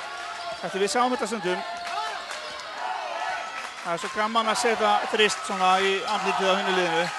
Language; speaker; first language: Icelandic; native; Icelandic